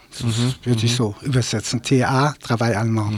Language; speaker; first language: German; native; German